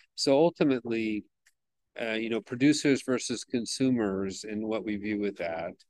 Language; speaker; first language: English; native; English